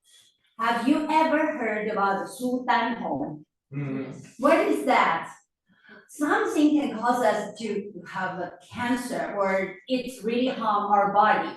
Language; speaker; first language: English; non-native, fluent; Chinese